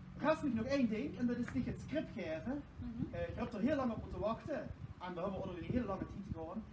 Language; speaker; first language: Dutch; non-native, local second language; Limburgish